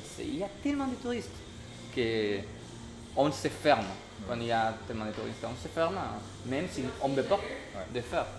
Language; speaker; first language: French; non-native, learner; Spanish